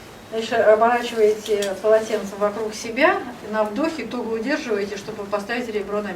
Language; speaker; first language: Russian; native; Russian